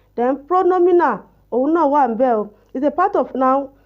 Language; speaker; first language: English; non-native, local second language; Yoruba